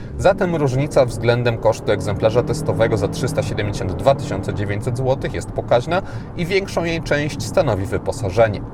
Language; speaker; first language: Polish; native; Polish